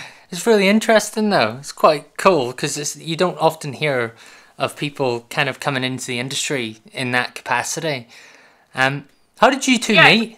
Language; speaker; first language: English; native; English